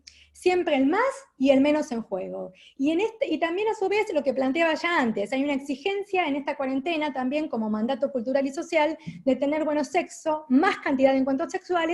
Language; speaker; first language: Spanish; native; Spanish